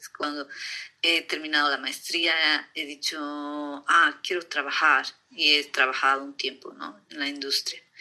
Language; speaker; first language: Spanish; native; Spanish